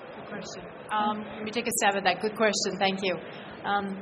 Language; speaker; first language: English; native; English